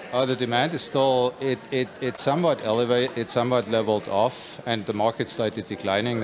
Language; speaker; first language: English; non-native, fluent; German